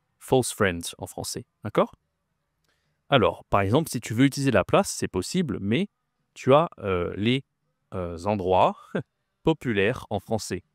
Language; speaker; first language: French; native; French